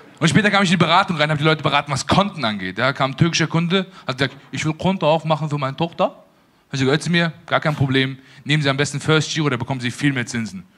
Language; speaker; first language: German; early bilingual, other home language; Persian